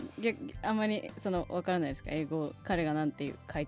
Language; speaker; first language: Japanese; native; Japanese